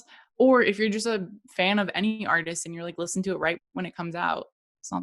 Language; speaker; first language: English; native; English